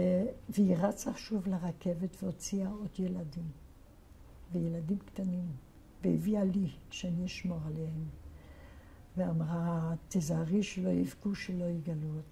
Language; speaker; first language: Hebrew; non-native, fluent; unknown